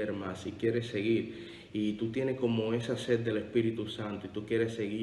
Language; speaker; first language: Spanish; native; Spanish